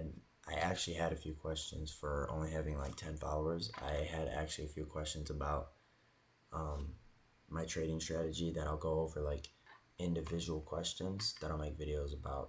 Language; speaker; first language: English; native; English